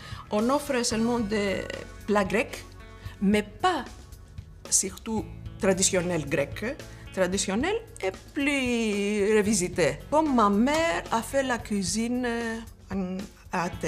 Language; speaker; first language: French; non-native, learner; Greek